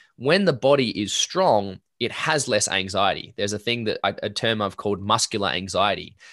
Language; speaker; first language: English; native; English